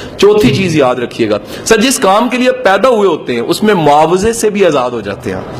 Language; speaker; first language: Urdu; non-native, local second language; Punjabi